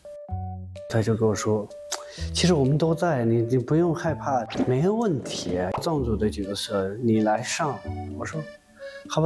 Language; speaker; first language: Chinese; native; Chinese